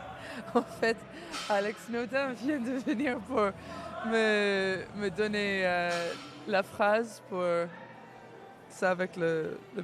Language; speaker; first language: French; non-native, fluent; English